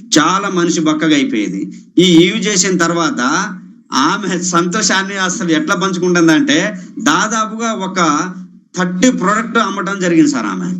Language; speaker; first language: Telugu; non-native, local second language; Lambadi